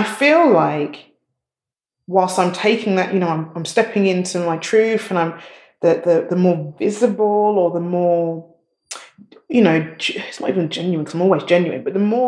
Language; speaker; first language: English; native; English